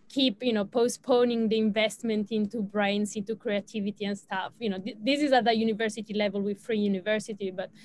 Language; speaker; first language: English; non-native, fluent; Italian